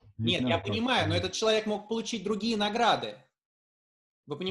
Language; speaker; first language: Russian; native; Russian